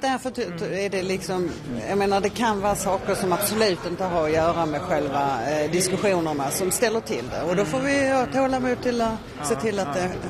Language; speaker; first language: Swedish; native; Swedish